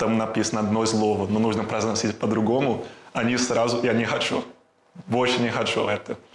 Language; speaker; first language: Russian; non-native, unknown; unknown